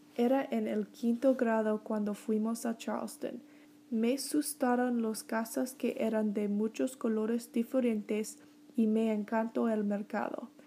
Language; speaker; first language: Spanish; non-native, learner; English